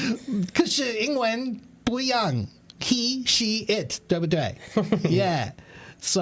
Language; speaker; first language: Chinese; non-native, learner; English